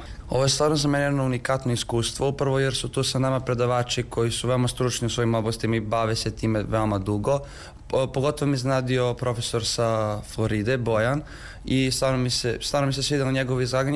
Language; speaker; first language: Serbian; native; Serbian